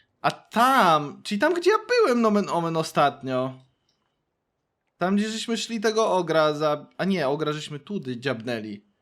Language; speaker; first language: Polish; native; Polish